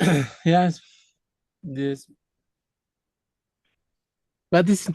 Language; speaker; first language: English; non-native, learner; Spanish